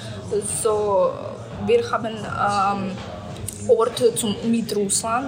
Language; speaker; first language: German; non-native, learner; Ukrainian